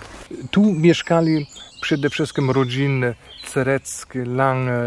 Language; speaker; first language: Polish; non-native, fluent; German